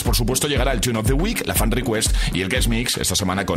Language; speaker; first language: Spanish; native; Spanish